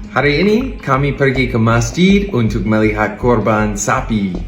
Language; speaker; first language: Indonesian; non-native, learner; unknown